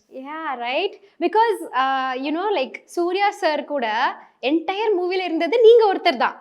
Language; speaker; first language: Tamil; native; Tamil